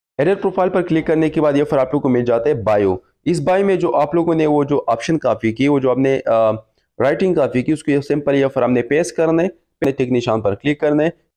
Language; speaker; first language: Urdu; non-native, local second language; Pashto